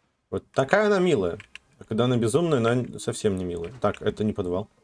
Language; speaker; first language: Russian; native; Russian